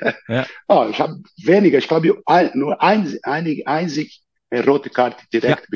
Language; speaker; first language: German; non-native, learner; Portuguese